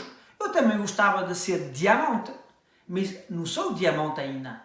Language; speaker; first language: Portuguese; early bilingual, heritage; French